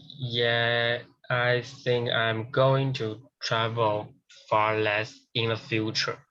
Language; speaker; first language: English; non-native, learner; Chinese